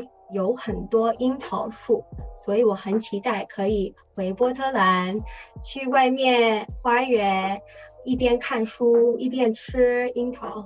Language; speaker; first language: Chinese; early bilingual, heritage; English